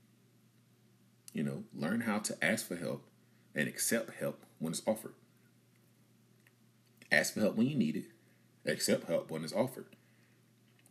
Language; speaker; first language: English; native; English